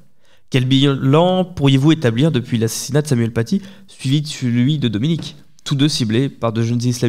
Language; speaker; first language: French; native; French